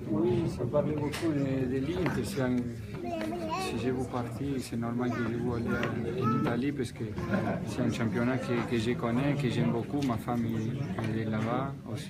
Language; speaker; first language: French; non-native, fluent; Spanish